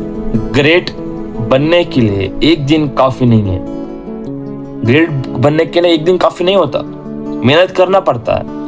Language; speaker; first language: Hindi; non-native, local second language; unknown